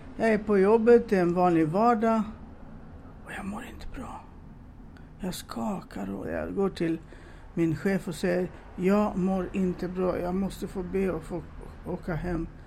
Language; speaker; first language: Swedish; non-native, fluent; Romanian